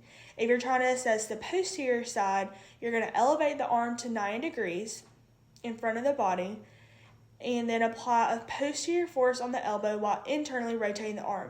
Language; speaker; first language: English; native; English